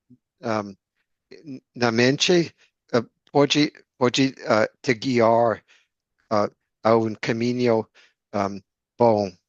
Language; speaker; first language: Portuguese; non-native, learner; English